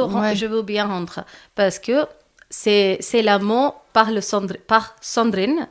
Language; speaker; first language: French; non-native, learner; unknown